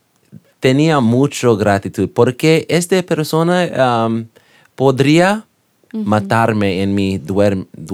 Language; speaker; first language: Spanish; non-native, learner; English